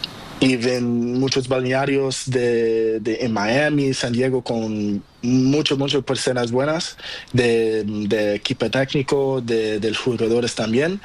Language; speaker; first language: Spanish; non-native, learner; Portuguese